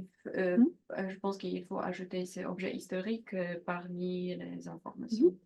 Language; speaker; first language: French; non-native, learner; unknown